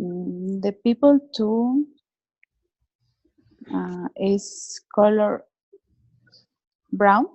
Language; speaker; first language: English; non-native, learner; Spanish